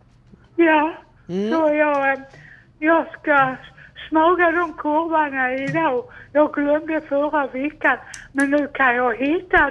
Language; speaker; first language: Swedish; non-native, learner; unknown